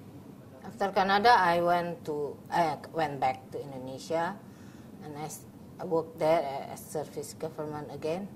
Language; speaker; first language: English; non-native, learner; Indonesian